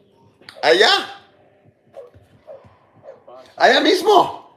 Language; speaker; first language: Spanish; non-native, learner; English